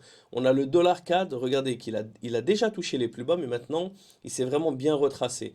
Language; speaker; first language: French; native; French